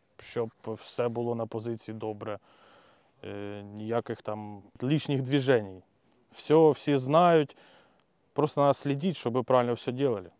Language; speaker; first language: Ukrainian; non-native, local second language; Russian